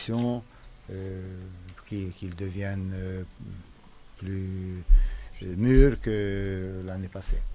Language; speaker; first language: French; non-native, fluent; Romanian